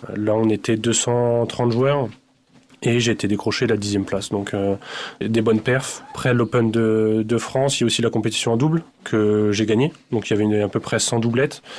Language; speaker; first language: French; native; French